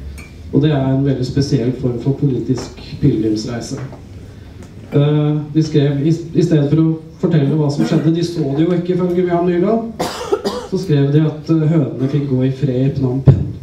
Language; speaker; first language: Norwegian; native; Norwegian